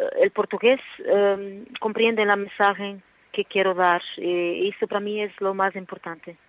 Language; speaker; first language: Spanish; non-native, learner; Portuguese